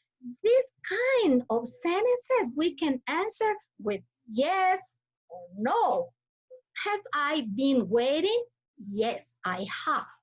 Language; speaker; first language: English; non-native, fluent; Spanish